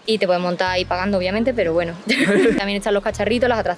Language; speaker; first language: Spanish; native; Spanish